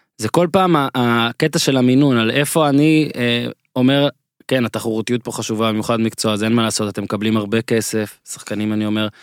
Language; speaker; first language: Hebrew; native; Hebrew